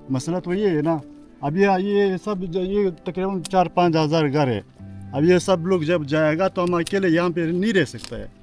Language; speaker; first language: Hindi; non-native, local second language; Pashto